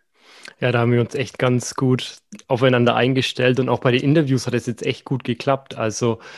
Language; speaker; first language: German; native; German